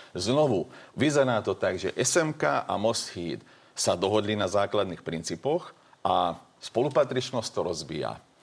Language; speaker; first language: Slovak; non-native, local second language; Hungarian